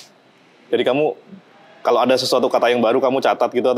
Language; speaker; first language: Indonesian; native; Indonesian